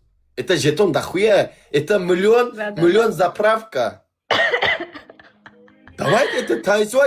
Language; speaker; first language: Russian; non-native, learner; Turkmen